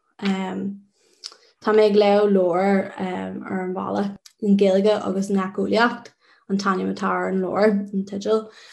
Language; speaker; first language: Irish; non-native, local second language; English